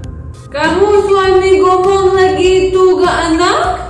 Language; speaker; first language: Indonesian; non-native, learner; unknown